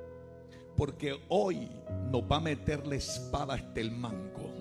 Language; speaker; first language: Spanish; native; Spanish